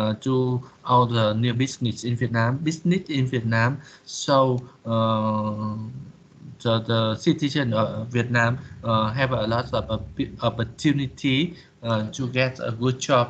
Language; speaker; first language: English; non-native, learner; Vietnamese